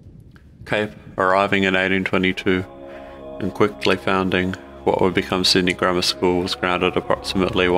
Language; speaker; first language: English; native; English